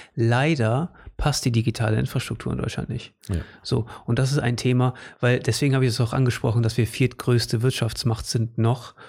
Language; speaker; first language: German; early bilingual, other home language; Portuguese